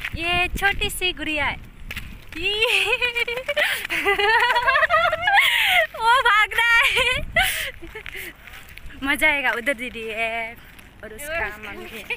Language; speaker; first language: Hindi; non-native, local second language; Bodo